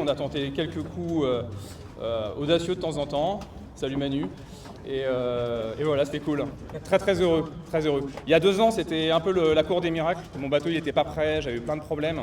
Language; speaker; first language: French; native; French